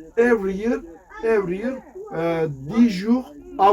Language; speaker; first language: English; non-native, learner; Turkish